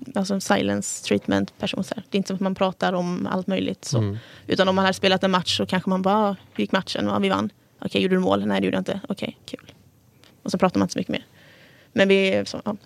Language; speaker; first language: Swedish; native; Swedish